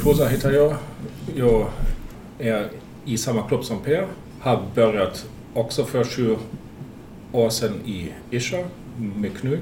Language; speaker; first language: Swedish; non-native, fluent; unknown